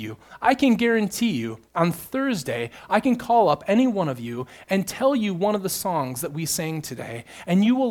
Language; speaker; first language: English; native; English